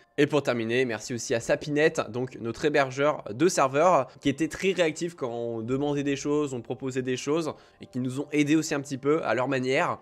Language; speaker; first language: French; native; French